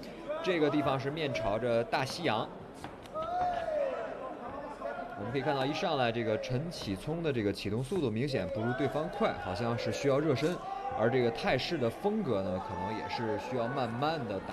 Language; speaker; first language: Chinese; native; Chinese